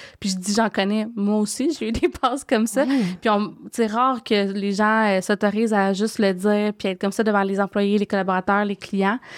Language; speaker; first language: French; native; French